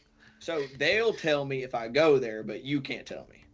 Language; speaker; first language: English; native; English